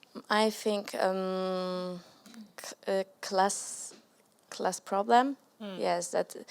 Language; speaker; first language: English; non-native, learner; Polish